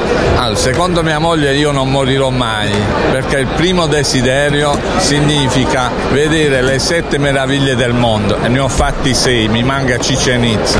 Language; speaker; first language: Italian; native; Italian